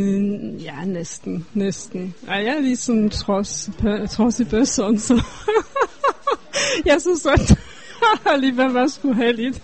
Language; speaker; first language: Danish; non-native, fluent; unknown